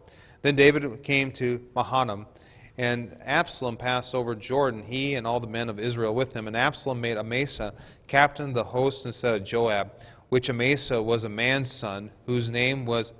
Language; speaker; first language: English; native; English